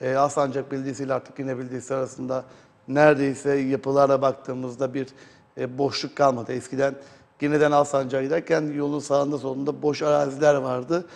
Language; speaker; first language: Turkish; native; Turkish